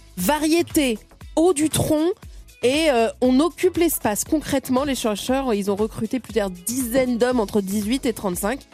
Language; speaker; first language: French; native; French